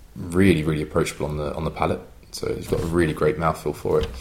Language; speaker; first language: English; native; English